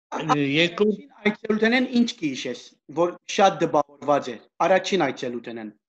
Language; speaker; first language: Armenian; early bilingual, heritage; Armenian